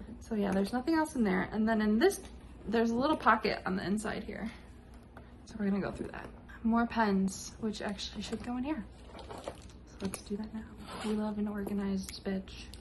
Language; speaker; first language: English; native; English